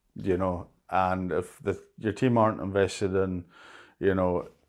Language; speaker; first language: English; native; English